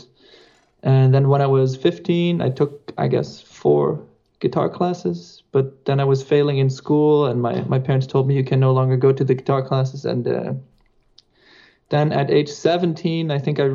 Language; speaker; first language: English; non-native, fluent; Dutch